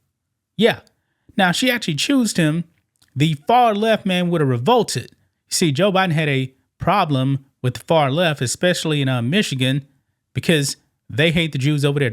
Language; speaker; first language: English; native; English